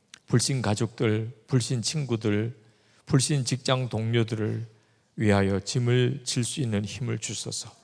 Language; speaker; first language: Korean; native; Korean